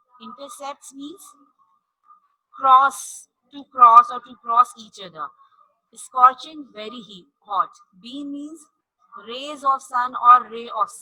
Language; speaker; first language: English; non-native, local second language; Urdu